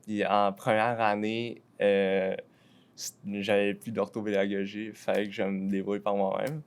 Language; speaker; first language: French; native; French